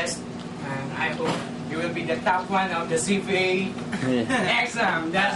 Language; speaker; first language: English; non-native, learner; Filipino